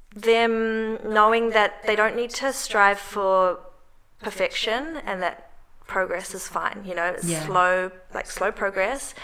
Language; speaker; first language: English; native; English